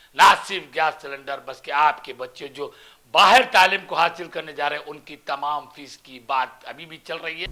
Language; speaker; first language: Hindi; non-native, local second language; Urdu